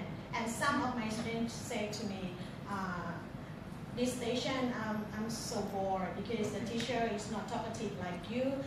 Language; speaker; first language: English; non-native, fluent; Thai